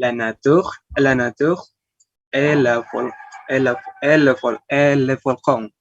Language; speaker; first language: French; non-native, learner; Indonesian